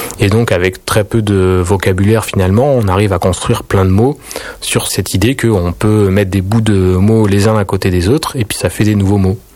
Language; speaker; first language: French; native; French